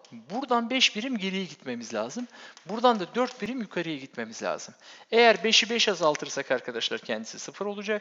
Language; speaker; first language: Turkish; native; Turkish